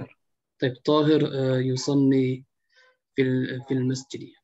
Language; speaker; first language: Arabic; non-native, learner; German